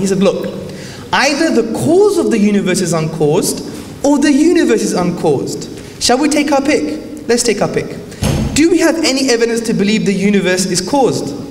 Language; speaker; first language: English; native; English